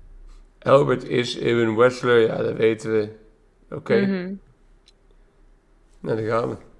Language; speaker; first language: Dutch; native; Dutch